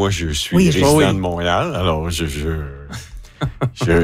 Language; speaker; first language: French; native; French